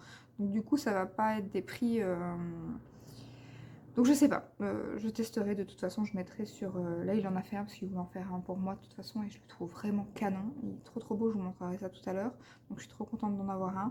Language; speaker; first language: French; native; French